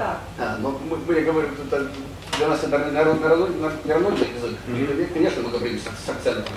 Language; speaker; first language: Ukrainian; non-native, learner; Estonian